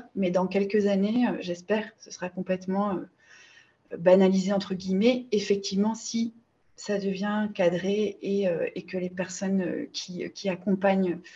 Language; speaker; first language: French; native; French